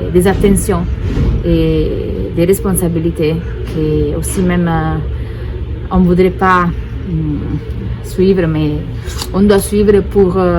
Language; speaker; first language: French; non-native, fluent; Italian